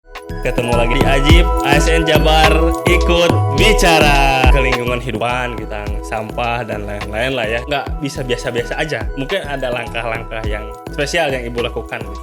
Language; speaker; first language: Indonesian; native; Indonesian